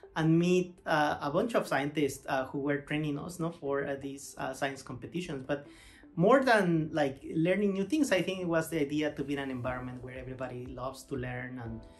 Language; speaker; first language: English; non-native, fluent; Spanish